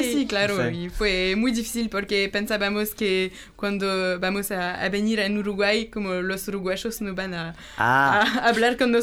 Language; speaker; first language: Spanish; non-native, learner; French